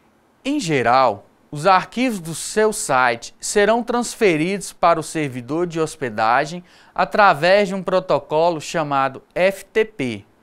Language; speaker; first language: Portuguese; native; Portuguese